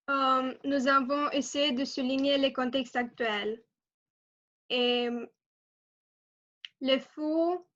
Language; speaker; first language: French; non-native, learner; Romanian